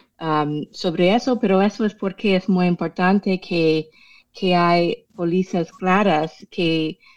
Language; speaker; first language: Spanish; non-native, fluent; English